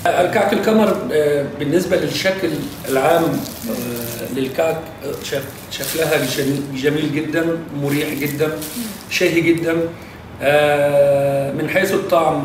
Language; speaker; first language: Arabic; native; Arabic